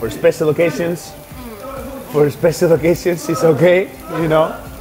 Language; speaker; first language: English; non-native, fluent; Spanish